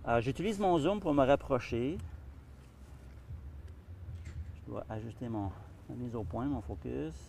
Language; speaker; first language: French; native; French